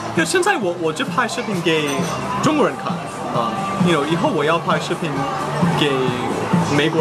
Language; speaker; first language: Chinese; non-native, fluent; English